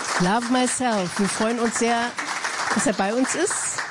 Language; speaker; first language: German; native; German